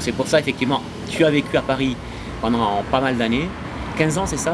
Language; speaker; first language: French; native; French